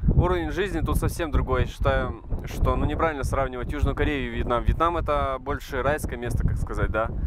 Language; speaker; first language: Russian; native; Russian